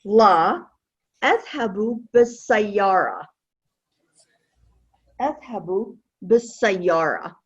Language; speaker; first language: Arabic; non-native, fluent; English